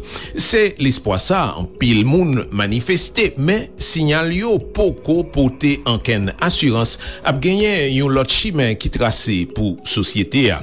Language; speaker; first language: French; non-native, local second language; Haitian Creole